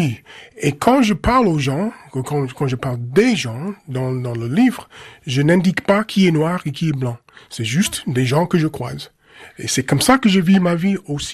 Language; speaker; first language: French; non-native, fluent; English